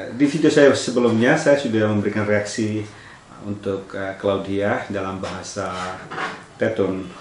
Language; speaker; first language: Indonesian; non-native, local second language; Tetum